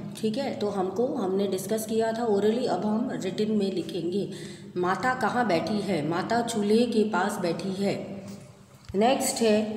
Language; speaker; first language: Hindi; non-native, local second language; Gujarati